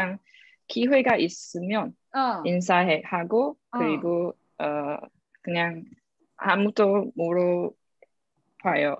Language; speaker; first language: Korean; non-native, learner; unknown